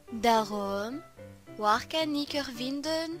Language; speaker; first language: Dutch; non-native, learner; French